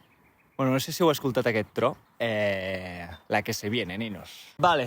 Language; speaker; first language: Catalan; native; Catalan